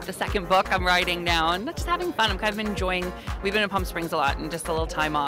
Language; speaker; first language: English; native; English